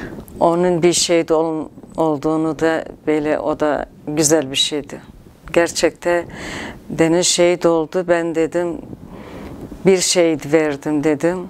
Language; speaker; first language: Turkish; non-native, local second language; Kurdish